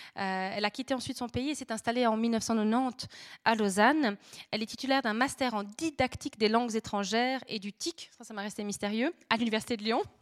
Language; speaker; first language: French; native; French